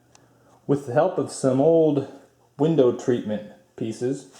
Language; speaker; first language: English; native; English